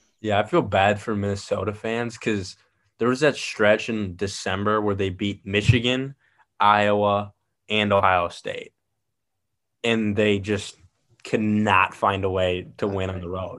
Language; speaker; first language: English; native; English